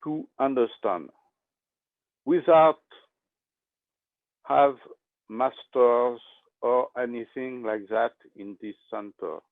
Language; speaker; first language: English; non-native, learner; French